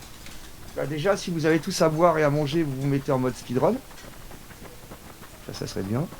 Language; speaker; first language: French; native; French